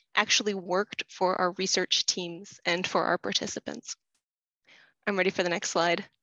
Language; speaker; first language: English; native; English